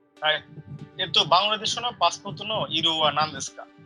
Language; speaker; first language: Japanese; non-native, fluent; Bangla